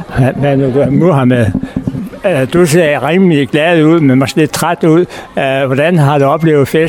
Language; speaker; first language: Danish; native; Danish